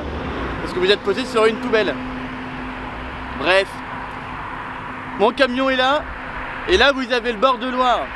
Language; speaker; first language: French; native; French